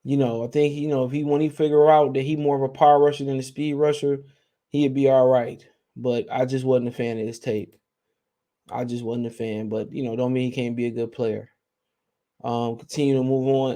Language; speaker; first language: English; native; English